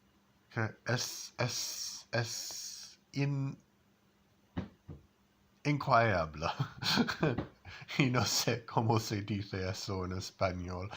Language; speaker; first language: Spanish; non-native, learner; English